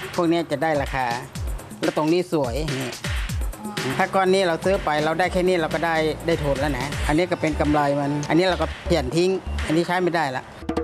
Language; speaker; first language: Thai; native; Thai